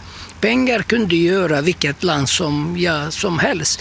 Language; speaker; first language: Swedish; non-native, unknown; Turkish